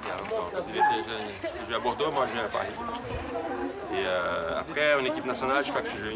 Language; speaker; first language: French; non-native, fluent; Portuguese